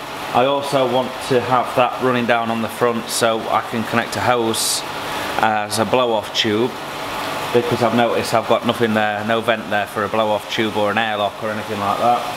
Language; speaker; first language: English; native; English